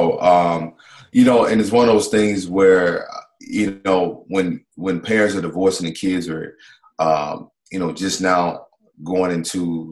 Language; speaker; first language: English; native; English